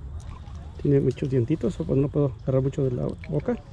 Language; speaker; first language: Spanish; early bilingual, heritage; Spanish